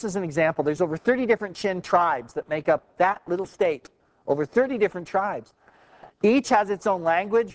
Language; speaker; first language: English; native; English